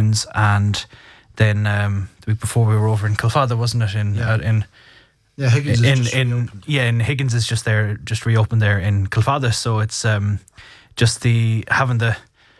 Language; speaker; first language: English; native; English